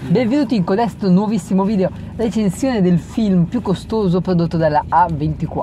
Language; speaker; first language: Italian; native; Italian